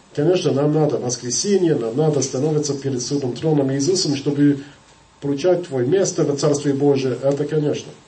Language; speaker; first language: Russian; non-native, fluent; English